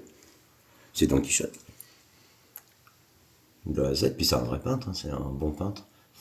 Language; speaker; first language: French; native; French